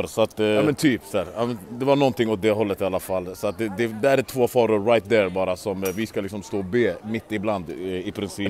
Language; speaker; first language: Swedish; native; Swedish